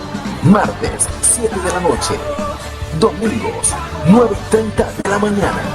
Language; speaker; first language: Spanish; native; Spanish